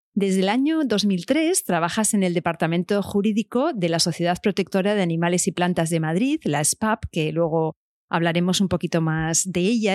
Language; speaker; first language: Spanish; native; Spanish